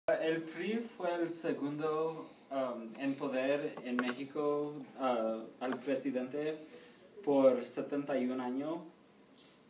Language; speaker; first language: Spanish; non-native, learner; English